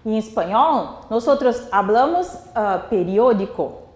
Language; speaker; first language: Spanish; non-native, fluent; Portuguese